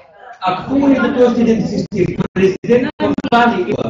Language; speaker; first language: Russian; non-native, learner; German